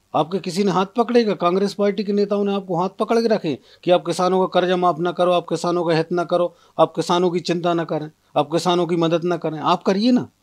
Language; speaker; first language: Hindi; native; Hindi